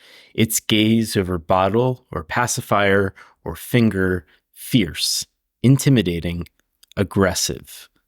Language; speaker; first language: English; native; English